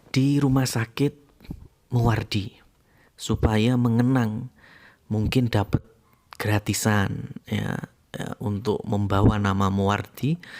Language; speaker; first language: Indonesian; non-native, local second language; Javanese